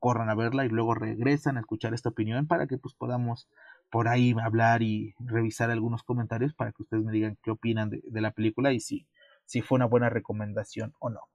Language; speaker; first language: Spanish; native; Spanish